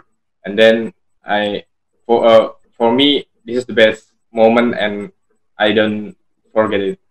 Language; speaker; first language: English; non-native, learner; Indonesian